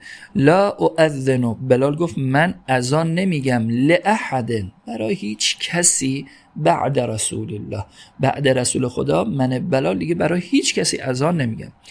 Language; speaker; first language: Persian; native; Persian